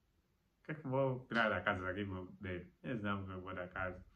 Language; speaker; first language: Bulgarian; non-native, learner; Macedonian